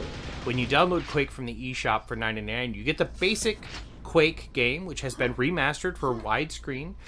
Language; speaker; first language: English; native; English